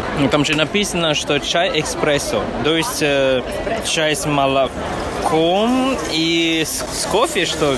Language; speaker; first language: Russian; non-native, fluent; Chinese